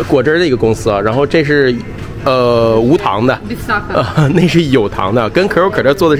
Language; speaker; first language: Chinese; native; Chinese